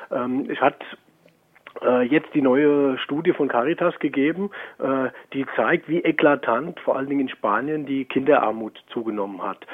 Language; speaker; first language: German; native; German